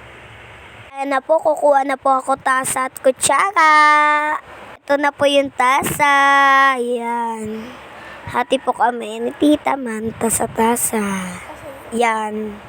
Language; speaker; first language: Filipino; native; Filipino